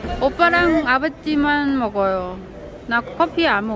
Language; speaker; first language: Korean; non-native, learner; Vietnamese